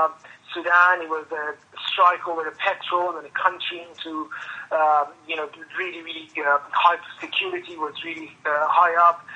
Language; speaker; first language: English; non-native, fluent; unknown